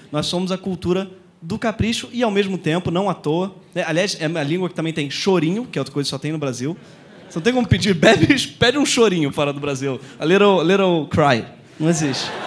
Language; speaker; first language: Portuguese; native; Portuguese